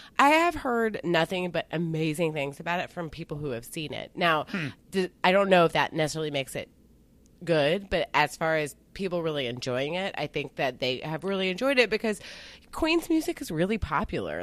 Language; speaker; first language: English; native; English